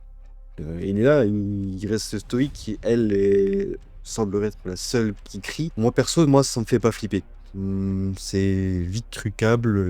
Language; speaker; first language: French; native; French